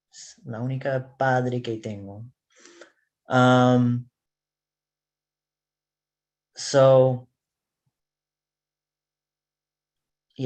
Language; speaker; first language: Spanish; non-native, learner; English